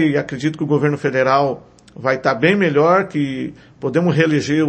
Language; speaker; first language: Portuguese; native; Portuguese